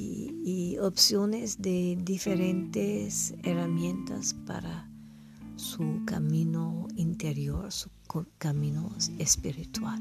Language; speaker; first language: Spanish; non-native, learner; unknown